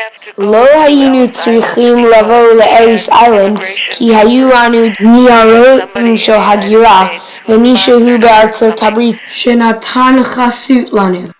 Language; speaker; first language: Hebrew; non-native, learner; English